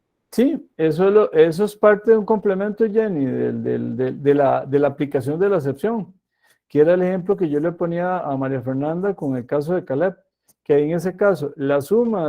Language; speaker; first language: Spanish; native; Spanish